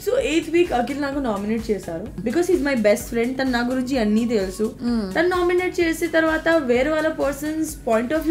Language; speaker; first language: Telugu; non-native, learner; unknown